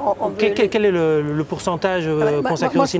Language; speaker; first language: French; native; French